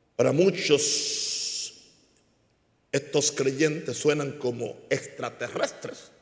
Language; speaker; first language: Spanish; early bilingual, heritage; Spanish